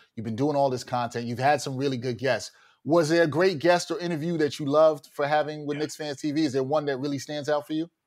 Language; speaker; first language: English; native; English